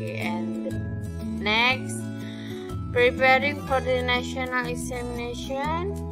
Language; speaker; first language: English; non-native, fluent; Indonesian